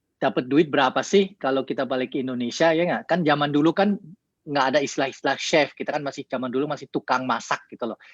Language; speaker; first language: Indonesian; early bilingual, heritage; Indonesian